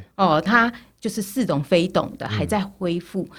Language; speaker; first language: Chinese; early bilingual, other home language; Portuguese